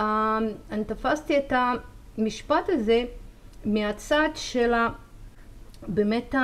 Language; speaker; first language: Hebrew; non-native, fluent; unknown